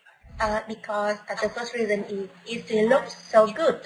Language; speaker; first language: English; non-native, learner; Vietnamese